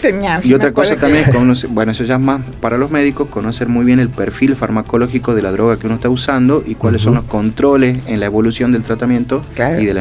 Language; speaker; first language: Spanish; native; Spanish